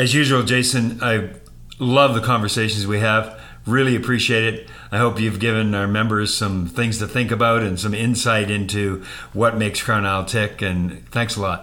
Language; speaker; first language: English; native; English